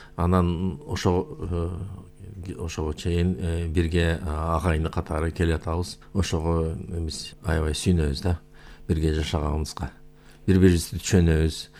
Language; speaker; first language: Kyrgyz; non-native, local second language; Uyghur